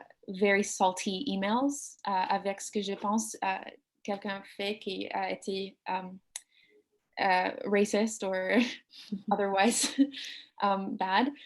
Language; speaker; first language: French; non-native, learner; English